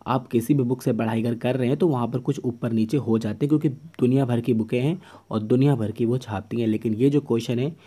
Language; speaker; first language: Hindi; native; Hindi